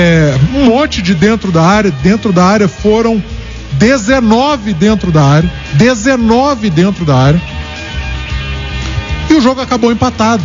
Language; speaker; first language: Portuguese; native; Portuguese